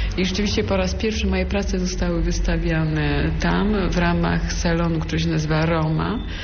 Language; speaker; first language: Polish; early bilingual, heritage; Polish